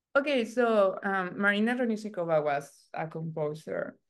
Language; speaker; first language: English; non-native, learner; Spanish